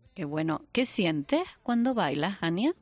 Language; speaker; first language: Spanish; native; Spanish